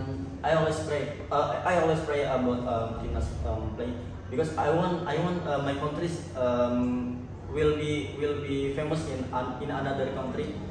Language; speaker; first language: English; non-native, learner; Indonesian